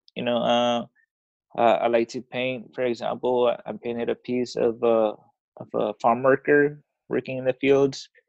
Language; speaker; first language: English; early bilingual, other home language; Spanish